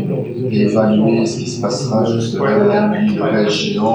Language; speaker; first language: French; native; French